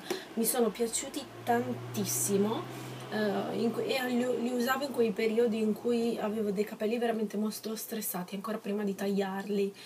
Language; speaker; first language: Italian; native; Italian